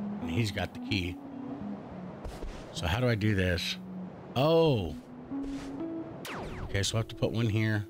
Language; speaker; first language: English; native; English